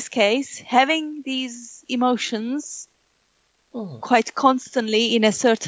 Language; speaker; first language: English; non-native, fluent; Turkish